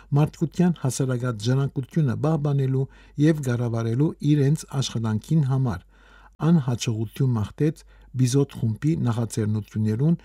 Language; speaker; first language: Armenian; early bilingual, heritage; Armenian